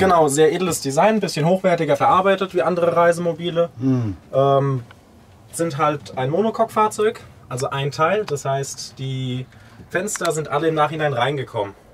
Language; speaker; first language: German; native; German